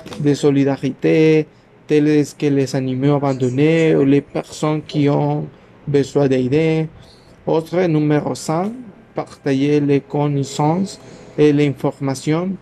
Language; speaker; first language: French; non-native, learner; Spanish